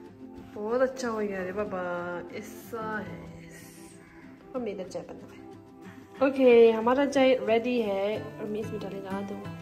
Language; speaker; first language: Hindi; non-native, local second language; Tibetan